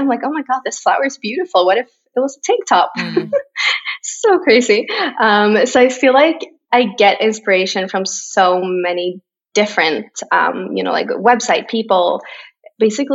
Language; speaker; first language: English; non-native, fluent; Swedish